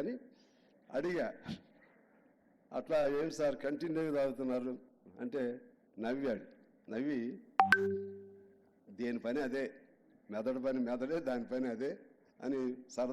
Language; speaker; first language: Telugu; native; Telugu